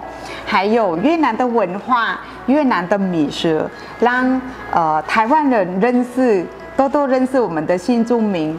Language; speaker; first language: Chinese; non-native, fluent; Vietnamese